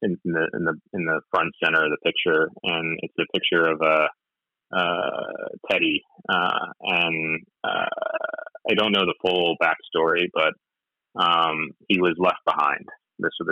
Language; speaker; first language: English; native; English